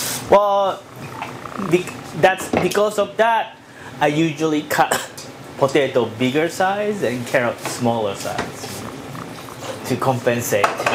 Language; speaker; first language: English; non-native, fluent; Japanese